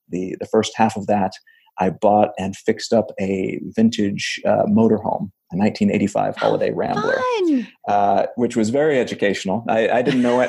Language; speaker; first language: English; native; English